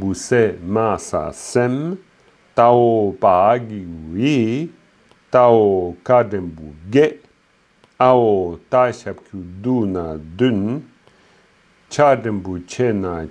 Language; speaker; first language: French; native; French